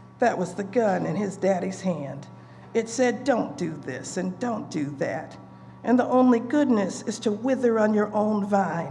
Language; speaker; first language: English; native; English